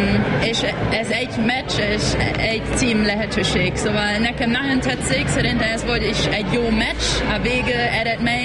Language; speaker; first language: Hungarian; non-native, learner; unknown